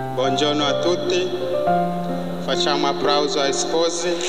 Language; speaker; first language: Italian; non-native, fluent; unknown